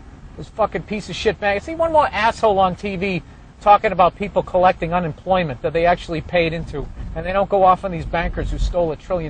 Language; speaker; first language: English; native; English